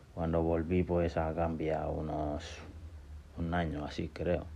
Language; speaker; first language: Spanish; non-native, fluent; Wolof